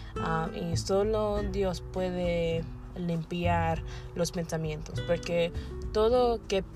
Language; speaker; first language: Spanish; non-native, learner; English